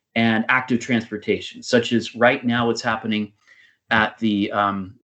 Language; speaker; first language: English; native; English